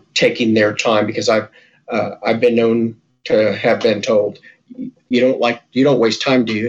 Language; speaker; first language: English; early bilingual, other home language; Spanish